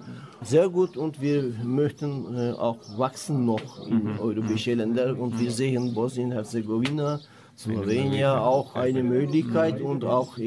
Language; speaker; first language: German; non-native, learner; Turkish